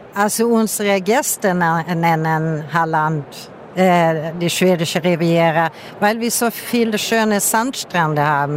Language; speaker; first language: German; non-native, fluent; Swedish